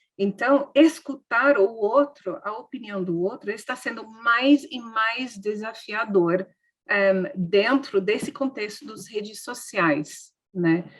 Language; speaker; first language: Portuguese; non-native, fluent; English